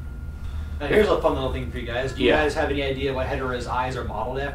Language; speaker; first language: English; native; English